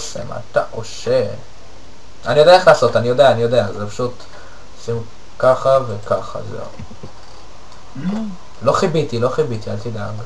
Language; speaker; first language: Hebrew; native; Hebrew